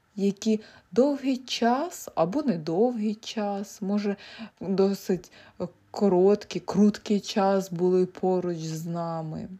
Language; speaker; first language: Ukrainian; native; Ukrainian